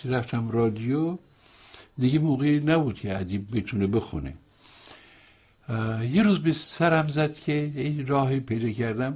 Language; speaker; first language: Persian; native; Persian